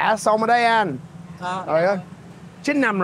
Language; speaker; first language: Vietnamese; non-native, fluent; English